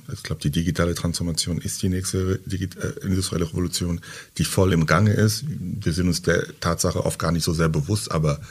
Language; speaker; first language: German; early bilingual, other home language; French